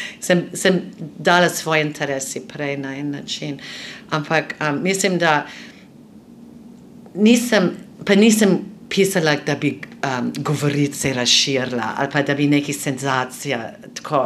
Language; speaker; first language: Slovenian; non-native, fluent; English